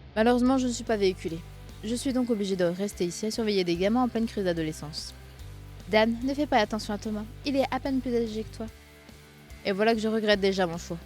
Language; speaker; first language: French; native; French